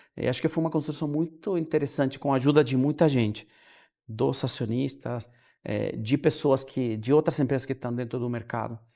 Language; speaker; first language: Portuguese; non-native, fluent; Spanish